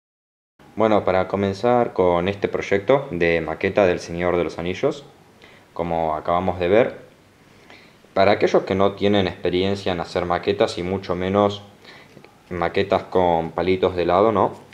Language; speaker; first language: Spanish; native; Spanish